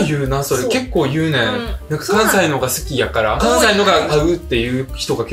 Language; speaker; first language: Japanese; early bilingual, other home language; Russian